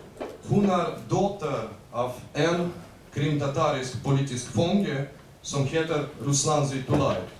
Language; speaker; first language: Swedish; non-native, learner; Ukrainian